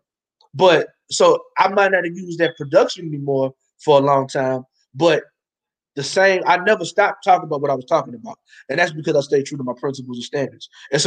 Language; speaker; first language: English; native; English